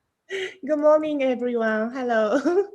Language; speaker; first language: English; non-native, learner; Japanese